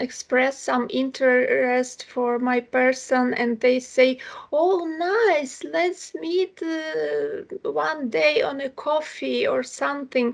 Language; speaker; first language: English; non-native, fluent; Ukrainian